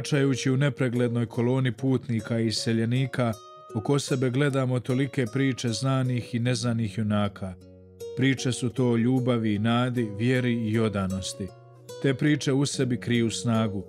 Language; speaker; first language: Croatian; native; Croatian